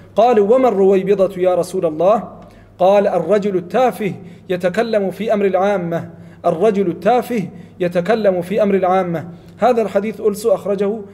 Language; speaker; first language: Arabic; non-native, fluent; Malay